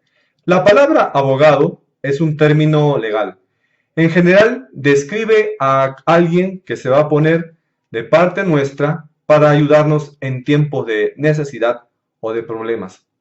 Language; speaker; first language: Spanish; native; Spanish